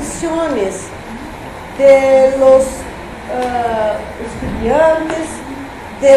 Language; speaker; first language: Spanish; non-native, fluent; Portuguese